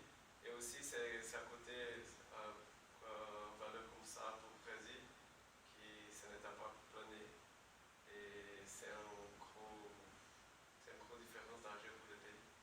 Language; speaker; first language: French; non-native, learner; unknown